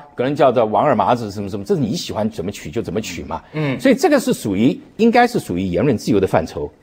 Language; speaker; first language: Chinese; native; Chinese